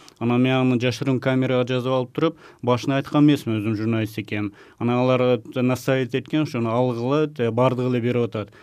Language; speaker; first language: Kyrgyz; non-native, local second language; Uzbek